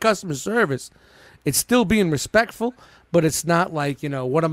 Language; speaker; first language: English; native; English